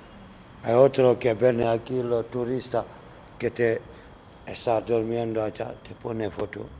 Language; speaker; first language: Spanish; non-native, learner; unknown